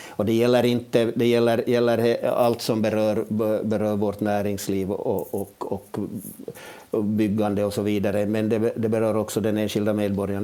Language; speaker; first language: Swedish; native; Swedish